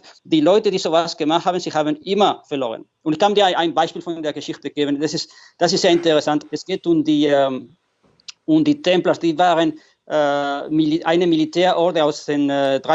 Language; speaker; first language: German; non-native, fluent; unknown